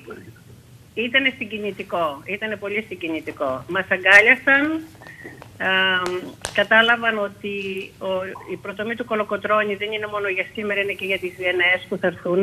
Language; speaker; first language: Greek; early bilingual, heritage; Greek